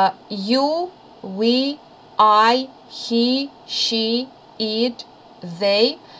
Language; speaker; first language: English; non-native, fluent; Ukrainian